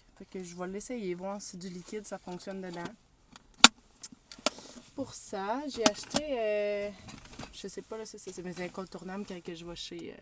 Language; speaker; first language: French; native; French